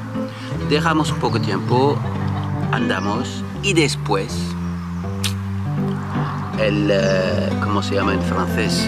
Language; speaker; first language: Spanish; non-native, learner; French